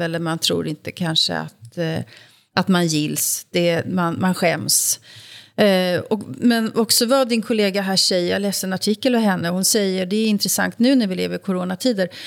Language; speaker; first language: Swedish; native; Swedish